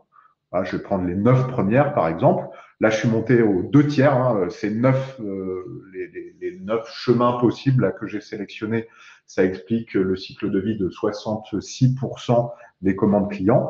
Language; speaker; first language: French; native; French